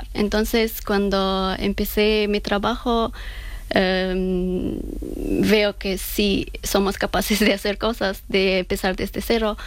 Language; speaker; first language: Spanish; non-native, learner; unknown